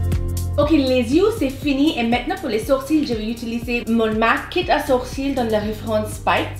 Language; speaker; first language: French; non-native, fluent; Hindi